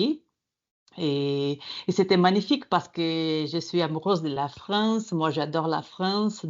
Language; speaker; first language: French; non-native, fluent; Portuguese